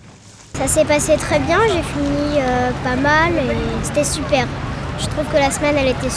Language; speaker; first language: French; non-native, learner; English